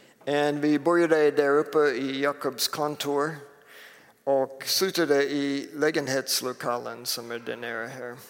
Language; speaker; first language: Swedish; non-native, fluent; English